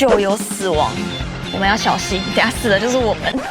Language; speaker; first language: Chinese; native; Chinese